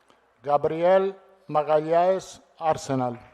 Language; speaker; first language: Portuguese; non-native, learner; Italian